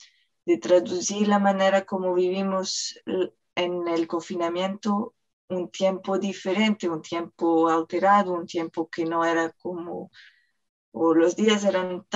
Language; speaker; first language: Spanish; non-native, fluent; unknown